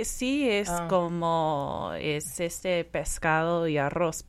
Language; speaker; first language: Spanish; non-native, fluent; English